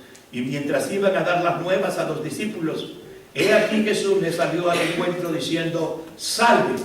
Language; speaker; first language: Spanish; native; Spanish